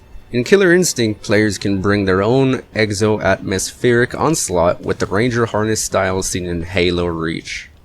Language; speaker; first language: English; native; English